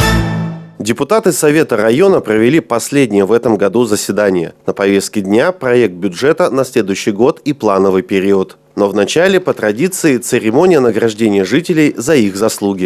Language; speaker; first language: Russian; native; Russian